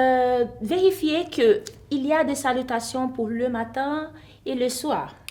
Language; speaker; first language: French; non-native, fluent; Portuguese